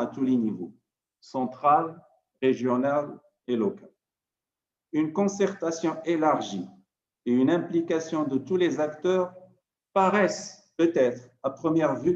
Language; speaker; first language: French; non-native, local second language; Arabic